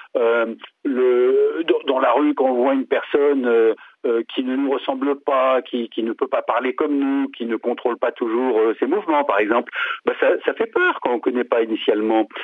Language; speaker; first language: French; native; French